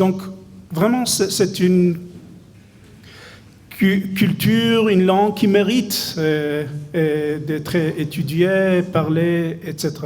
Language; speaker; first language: French; non-native, fluent; Hebrew